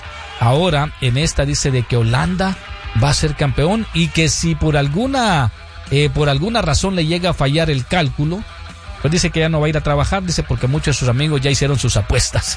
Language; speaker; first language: Spanish; native; Spanish